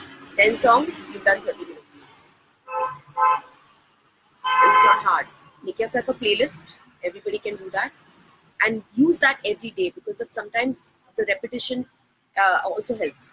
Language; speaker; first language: English; non-native, local second language; Hindi